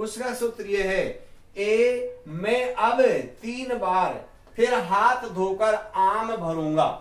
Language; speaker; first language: Hindi; native; Hindi